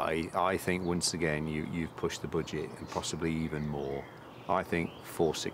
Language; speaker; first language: English; native; English